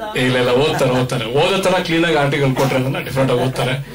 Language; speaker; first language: Kannada; native; Kannada